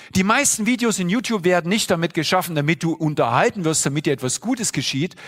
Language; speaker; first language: German; native; German